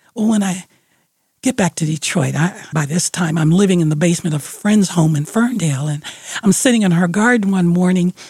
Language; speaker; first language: English; native; English